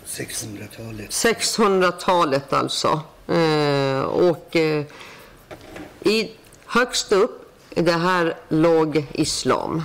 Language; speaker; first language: Swedish; non-native, fluent; Persian